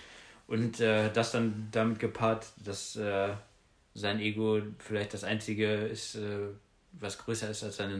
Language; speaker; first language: German; native; German